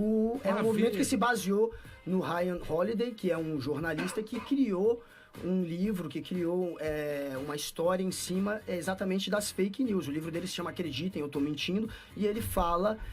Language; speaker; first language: Portuguese; native; Portuguese